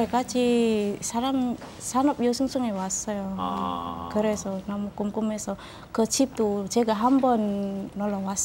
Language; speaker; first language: Korean; non-native, learner; Javanese